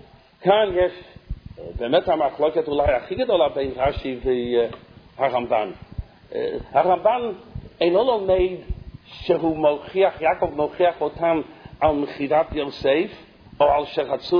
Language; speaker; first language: Hebrew; non-native, fluent; English